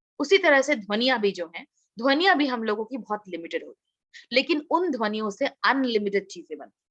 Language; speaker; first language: Hindi; non-native, local second language; Assamese